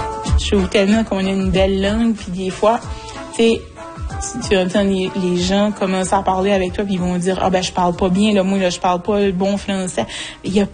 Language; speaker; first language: French; native; French